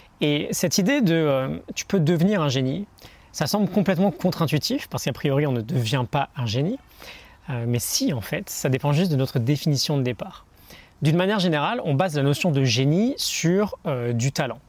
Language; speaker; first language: French; native; French